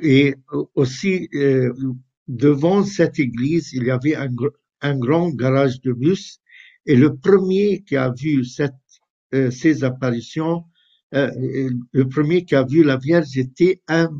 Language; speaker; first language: French; non-native, fluent; Arabic